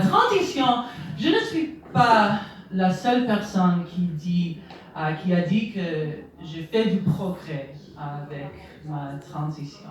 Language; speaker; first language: French; non-native, learner; English